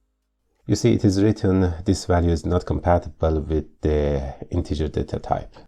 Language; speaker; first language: English; non-native, fluent; Persian